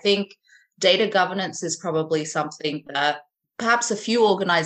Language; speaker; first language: English; native; English